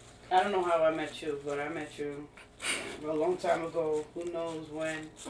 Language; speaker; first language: English; early bilingual, other home language; Spanish